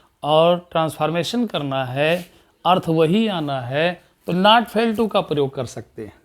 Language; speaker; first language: Hindi; native; Hindi